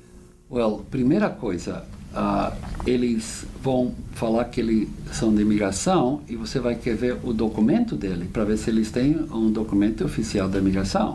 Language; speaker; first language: Portuguese; non-native, fluent; English